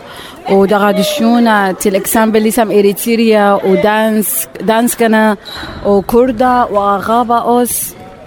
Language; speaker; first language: Danish; non-native, learner; Kurdish